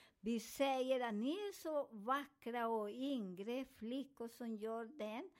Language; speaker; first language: Swedish; non-native, fluent; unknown